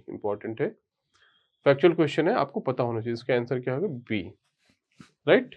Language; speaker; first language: Hindi; native; Hindi